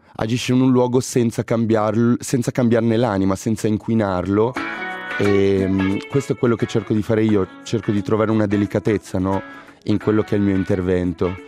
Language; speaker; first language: Italian; early bilingual, other home language; Arabic